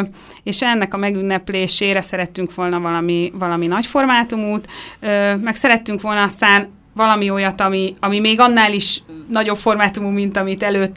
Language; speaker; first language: Hungarian; native; Hungarian